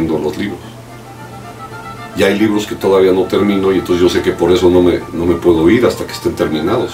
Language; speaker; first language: Spanish; native; Spanish